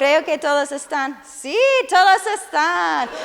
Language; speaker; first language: Spanish; non-native, learner; English